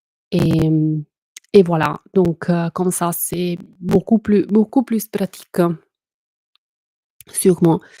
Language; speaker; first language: French; non-native, fluent; Italian